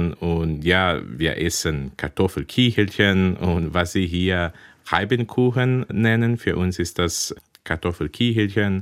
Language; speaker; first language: German; early bilingual, heritage; German